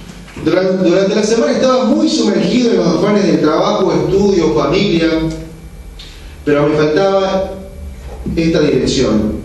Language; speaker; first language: Spanish; non-native, fluent; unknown